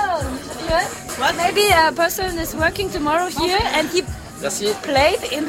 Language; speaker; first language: English; non-native, learner; German